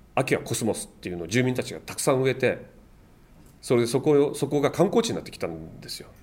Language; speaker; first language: Japanese; native; Japanese